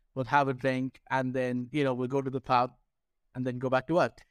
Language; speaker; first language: English; non-native, local second language; Sinhala